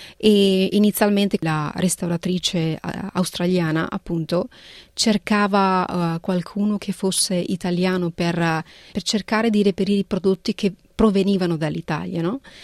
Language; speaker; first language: Italian; early bilingual, other home language; Punjabi